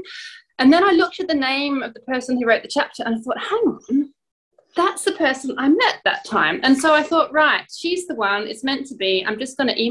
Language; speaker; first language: English; native; English